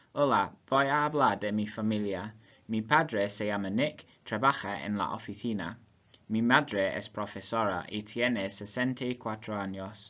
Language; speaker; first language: Spanish; non-native, learner; English